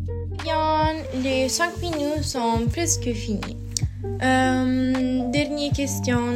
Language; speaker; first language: French; non-native, learner; Italian